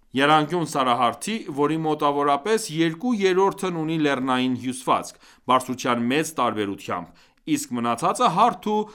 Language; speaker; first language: Armenian; early bilingual, heritage; Armenian